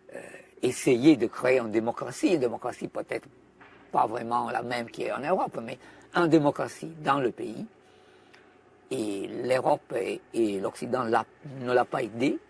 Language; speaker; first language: French; non-native, fluent; Italian